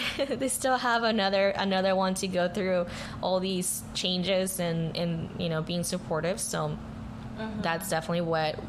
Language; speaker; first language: English; early bilingual, other home language; Spanish